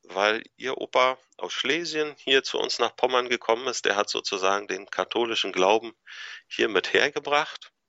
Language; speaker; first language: German; native; German